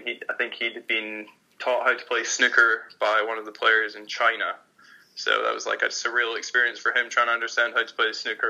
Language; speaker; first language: English; native; English